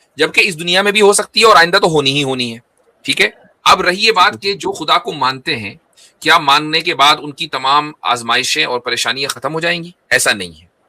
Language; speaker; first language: Urdu; native; Urdu